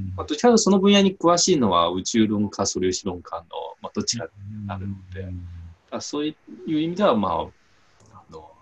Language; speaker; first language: Japanese; non-native, fluent; Chinese